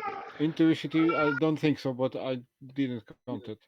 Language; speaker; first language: English; non-native, learner; Polish